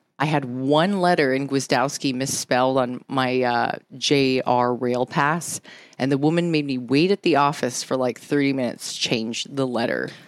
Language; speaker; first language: English; early bilingual, other home language; Japanese